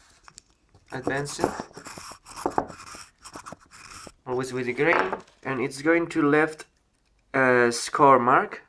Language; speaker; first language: English; non-native, learner; Spanish